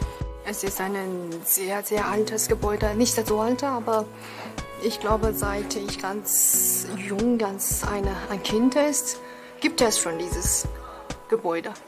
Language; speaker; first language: German; non-native, fluent; Chinese